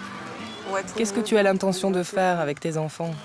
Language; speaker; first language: French; native; French